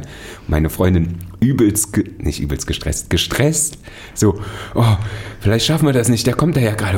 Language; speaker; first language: German; native; German